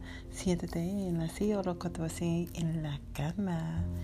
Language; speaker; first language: Spanish; non-native, learner; English